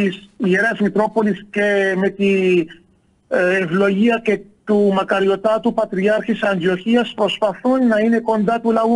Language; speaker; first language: Greek; non-native, fluent; Arabic